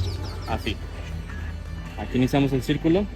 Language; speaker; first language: Spanish; native; Spanish